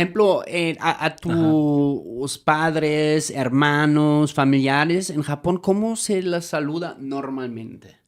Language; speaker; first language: Spanish; non-native, fluent; German